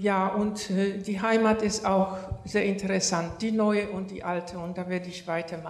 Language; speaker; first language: German; non-native, fluent; Polish